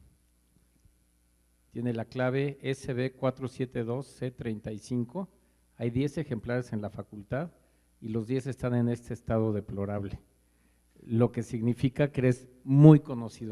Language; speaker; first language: Spanish; native; Spanish